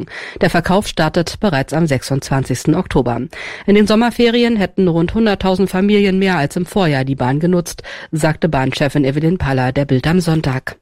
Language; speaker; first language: German; native; German